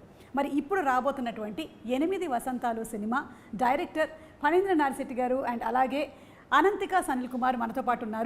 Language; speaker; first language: Telugu; native; Telugu